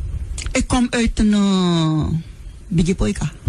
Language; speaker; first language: Dutch; non-native, local second language; Sranan Tongo